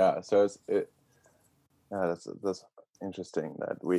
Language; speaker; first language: English; native; English